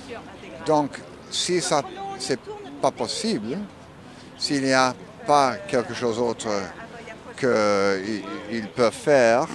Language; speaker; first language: French; non-native, learner; English